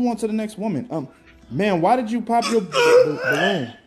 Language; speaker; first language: English; native; English